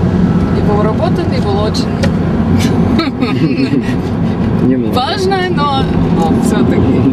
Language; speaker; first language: Russian; non-native, fluent; English